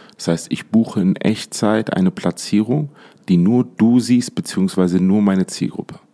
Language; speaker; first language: German; native; German